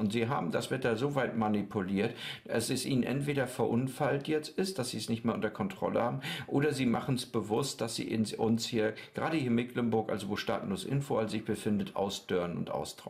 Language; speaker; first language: German; native; German